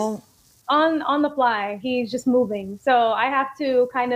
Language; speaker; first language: English; native; English